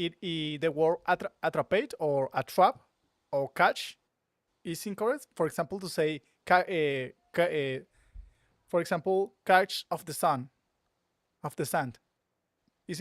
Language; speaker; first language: English; non-native, learner; Spanish